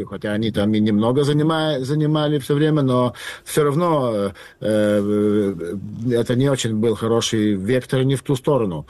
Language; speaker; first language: Russian; non-native, fluent; Lithuanian